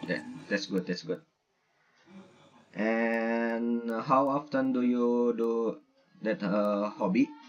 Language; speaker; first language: English; non-native, learner; Indonesian